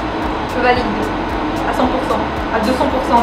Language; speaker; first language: French; native; French